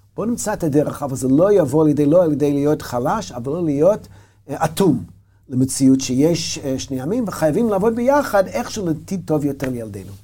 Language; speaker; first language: Hebrew; non-native, fluent; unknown